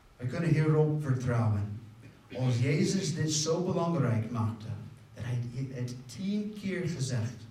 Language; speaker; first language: Dutch; non-native, fluent; English